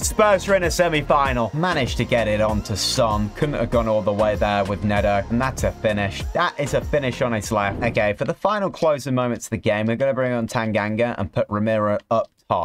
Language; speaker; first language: English; native; English